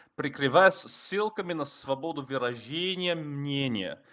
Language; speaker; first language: Russian; non-native, fluent; English